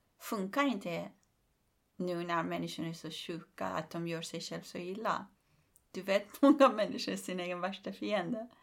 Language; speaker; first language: Swedish; non-native, fluent; Persian